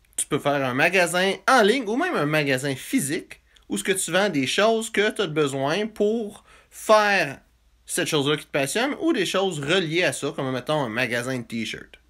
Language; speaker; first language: French; native; French